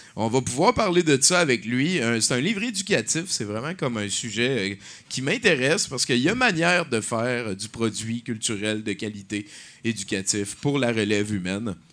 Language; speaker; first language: French; native; French